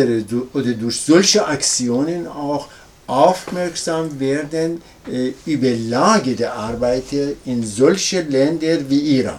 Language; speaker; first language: German; non-native, learner; Persian